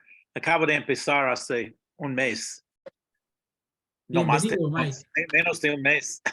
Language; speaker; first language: Spanish; non-native, fluent; English